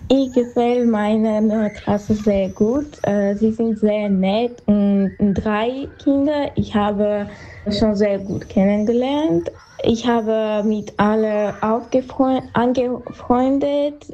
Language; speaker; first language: German; non-native, learner; Armenian